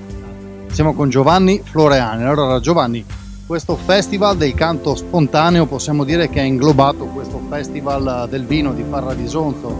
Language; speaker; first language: Italian; native; Italian